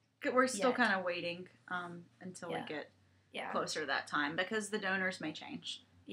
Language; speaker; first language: English; native; English